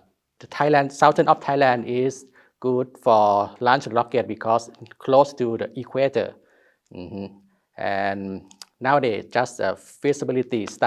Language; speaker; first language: English; non-native, learner; Thai